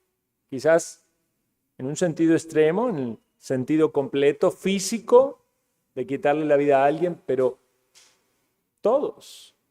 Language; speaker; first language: Spanish; native; Spanish